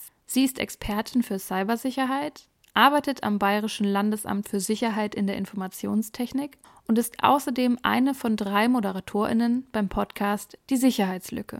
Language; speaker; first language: German; native; German